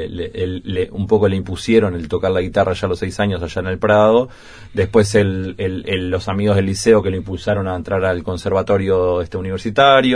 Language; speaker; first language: Spanish; native; Spanish